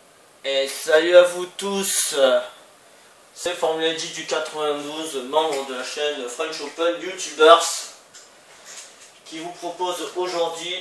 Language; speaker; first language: French; native; French